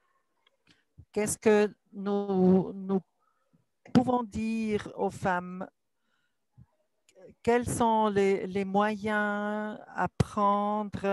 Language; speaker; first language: French; non-native, local second language; German